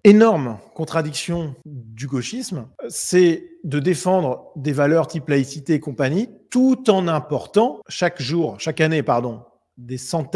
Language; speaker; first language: French; native; French